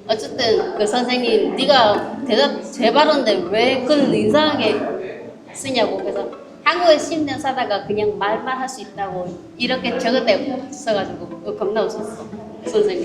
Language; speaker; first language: Korean; non-native, learner; Vietnamese